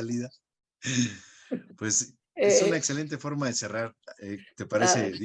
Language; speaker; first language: Spanish; native; Spanish